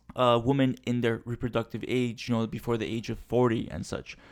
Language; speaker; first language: English; early bilingual, other home language; Turkish